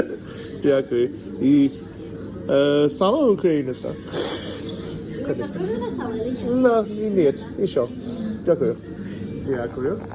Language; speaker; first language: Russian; non-native, learner; English